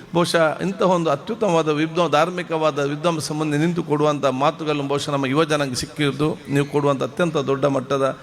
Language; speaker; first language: Kannada; non-native, local second language; Malayalam